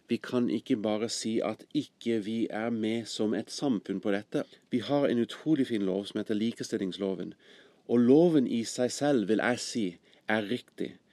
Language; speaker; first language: Norwegian; non-native, fluent; English